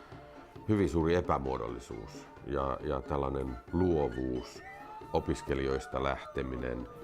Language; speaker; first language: Finnish; native; Finnish